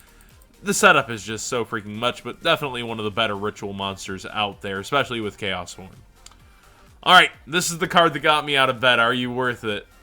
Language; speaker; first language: English; native; English